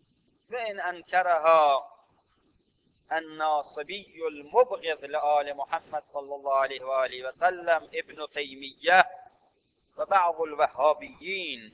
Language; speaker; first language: Arabic; non-native, fluent; Persian